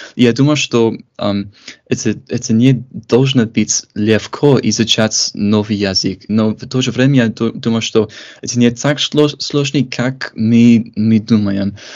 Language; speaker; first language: Russian; non-native, fluent; English